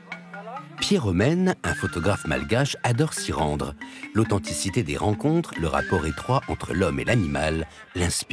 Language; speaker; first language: French; native; French